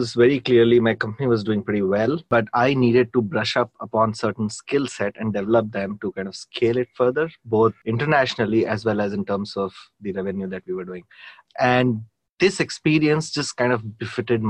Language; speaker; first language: English; non-native, local second language; Hindi